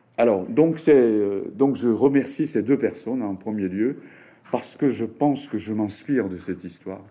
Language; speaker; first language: French; non-native, fluent; Japanese